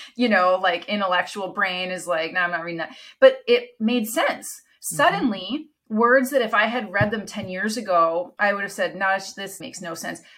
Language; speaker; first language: English; non-native, fluent; Italian